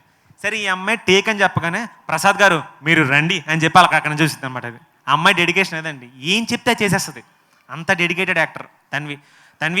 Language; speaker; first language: Telugu; native; Telugu